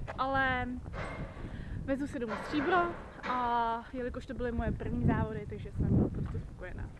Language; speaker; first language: Czech; early bilingual, other home language; Vietnamese